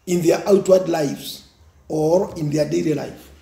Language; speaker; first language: English; non-native, local second language; Swahili